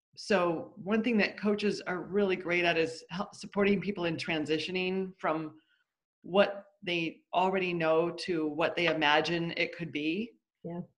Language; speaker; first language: English; native; English